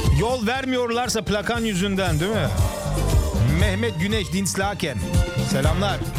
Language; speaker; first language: Turkish; early bilingual, heritage; Turkish